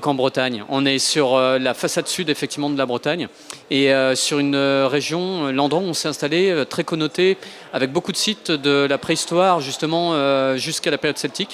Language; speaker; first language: French; native; French